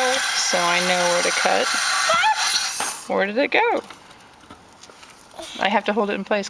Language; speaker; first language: English; native; English